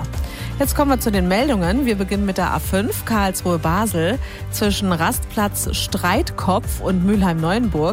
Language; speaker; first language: German; native; German